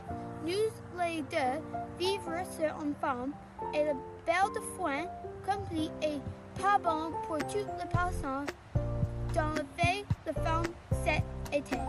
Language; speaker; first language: French; non-native, learner; English